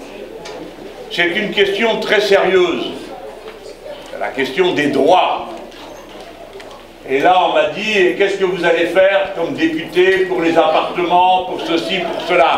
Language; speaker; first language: French; native; French